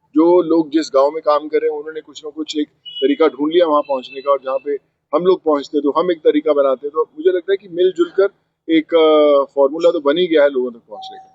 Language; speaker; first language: Hindi; non-native, local second language; Punjabi